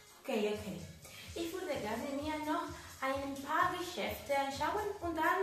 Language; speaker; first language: German; non-native, learner; Spanish